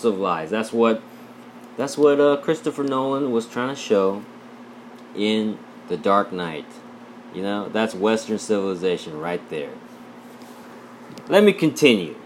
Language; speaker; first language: English; non-native, local second language; Bangla